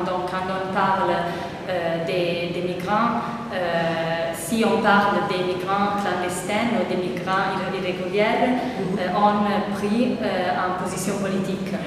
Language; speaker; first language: French; non-native, fluent; Italian